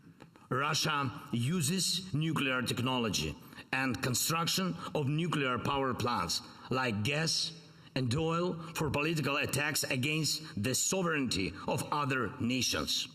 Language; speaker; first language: English; non-native, fluent; Ukrainian